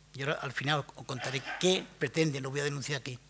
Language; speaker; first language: Spanish; native; Spanish